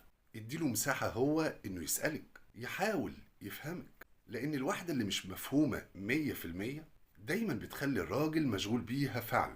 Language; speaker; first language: Arabic; native; Arabic